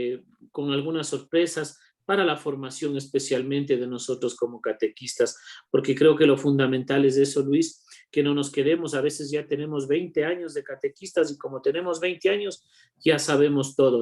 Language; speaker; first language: Spanish; native; Spanish